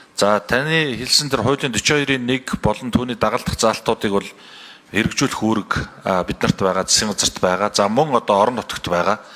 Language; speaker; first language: Mongolian; native; Mongolian